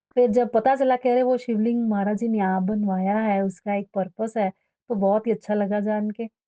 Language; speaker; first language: Hindi; native; Hindi